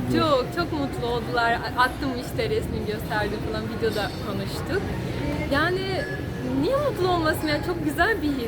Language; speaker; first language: Turkish; non-native, fluent; Portuguese